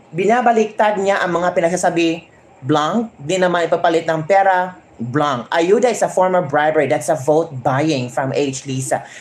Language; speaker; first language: Filipino; non-native, local second language; Hiligaynon